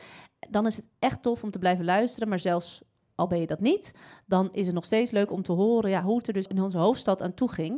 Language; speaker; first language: Dutch; native; Dutch